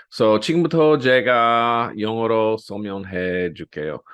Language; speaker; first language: Korean; non-native, learner; English